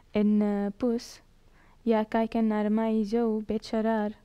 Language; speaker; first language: Dutch; non-native, learner; Arabic